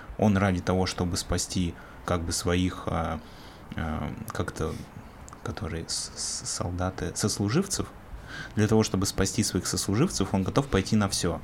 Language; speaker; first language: Russian; native; Russian